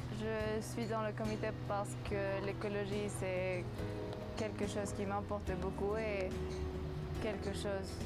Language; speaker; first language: French; non-native, fluent; Spanish